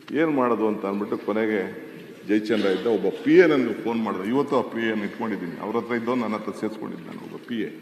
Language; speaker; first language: Kannada; native; Kannada